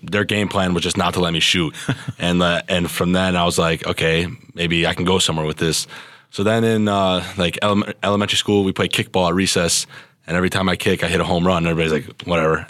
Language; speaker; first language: English; early bilingual, other home language; Serbian